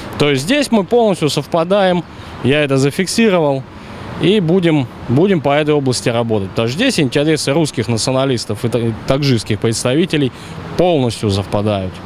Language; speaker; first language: Russian; native; Russian